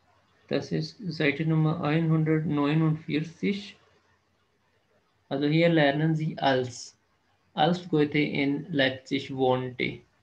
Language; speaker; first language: German; non-native, fluent; Urdu